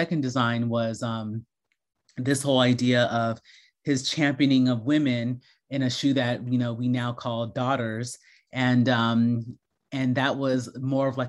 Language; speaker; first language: English; native; English